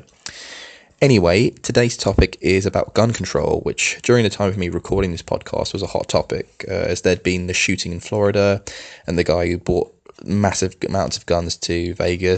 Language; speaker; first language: English; native; English